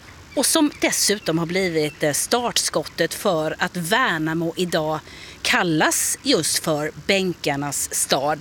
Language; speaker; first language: Swedish; native; Swedish